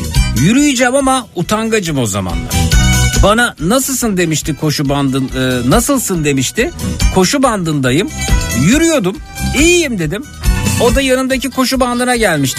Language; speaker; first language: Turkish; native; Turkish